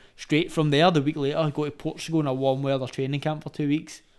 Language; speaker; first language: English; native; English